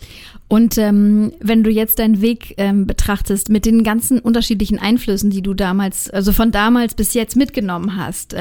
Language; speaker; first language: German; native; German